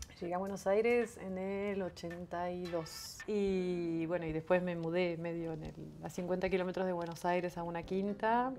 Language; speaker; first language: Spanish; non-native, fluent; French